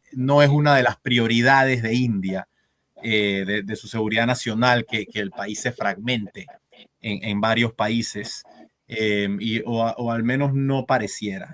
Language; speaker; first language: Spanish; native; Spanish